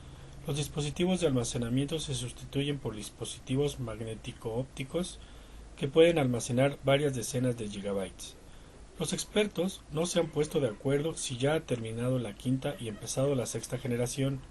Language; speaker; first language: Spanish; native; Spanish